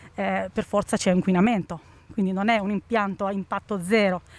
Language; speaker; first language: Italian; native; Italian